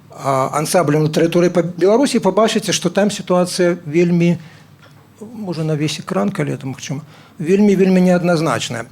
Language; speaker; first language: Belarusian; non-native, local second language; Russian